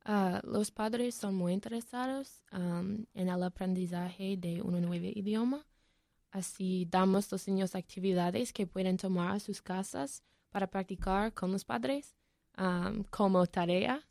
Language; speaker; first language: Spanish; non-native, learner; English